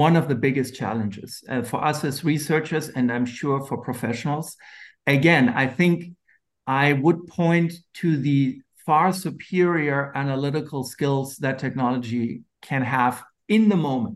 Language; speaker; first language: English; non-native, fluent; German